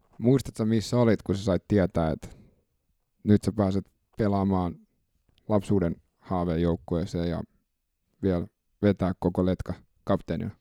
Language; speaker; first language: Finnish; native; Finnish